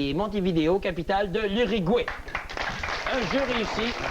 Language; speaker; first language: French; native; French